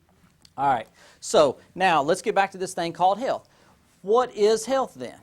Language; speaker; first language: English; native; English